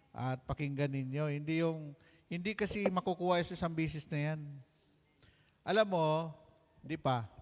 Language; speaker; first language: Filipino; non-native, local second language; Hiligaynon